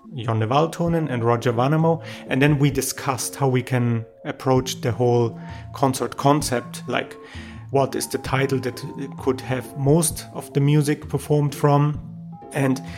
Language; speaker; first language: English; non-native, fluent; German